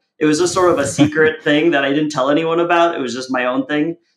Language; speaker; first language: English; native; English